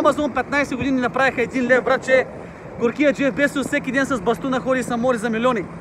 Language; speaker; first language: Bulgarian; native; Bulgarian